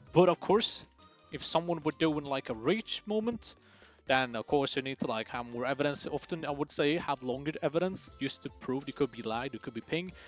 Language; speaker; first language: English; non-native, fluent; Swedish